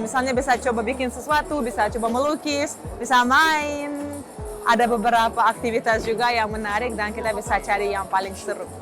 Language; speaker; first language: Indonesian; non-native, fluent; Russian